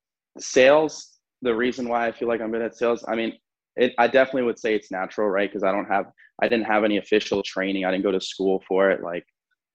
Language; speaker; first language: English; native; English